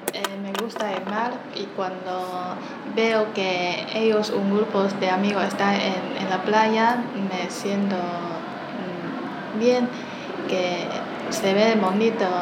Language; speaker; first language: Spanish; non-native, learner; Chinese